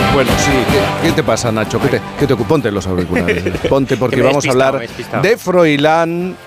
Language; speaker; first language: Spanish; native; Spanish